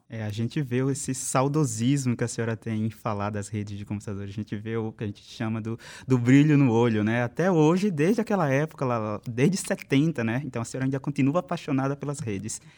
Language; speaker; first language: Portuguese; native; Portuguese